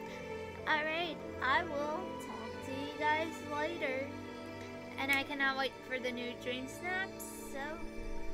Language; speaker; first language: English; native; English